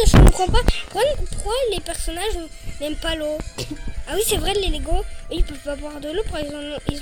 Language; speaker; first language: French; native; French